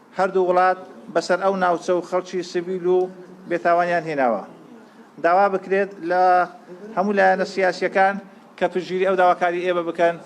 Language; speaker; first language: Central Kurdish; native; Central Kurdish